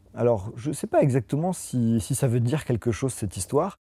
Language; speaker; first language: French; native; French